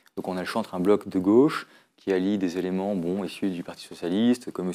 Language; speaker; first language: French; native; French